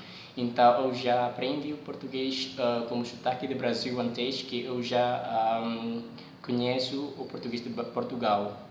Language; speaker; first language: Portuguese; non-native, learner; Indonesian